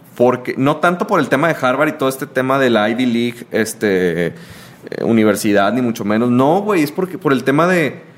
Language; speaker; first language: Spanish; native; Spanish